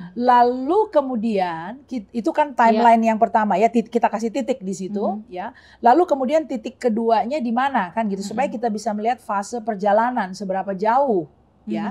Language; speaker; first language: Indonesian; native; Indonesian